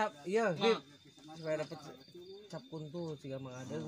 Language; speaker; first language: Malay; non-native, local second language; Sundanese